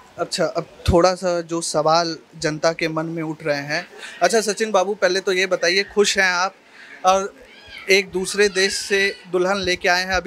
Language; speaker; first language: Hindi; native; Hindi